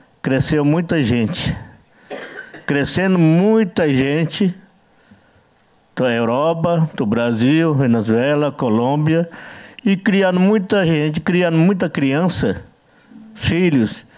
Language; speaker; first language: Portuguese; non-native, learner; Yanomámi